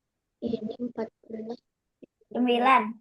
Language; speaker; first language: Indonesian; native; Indonesian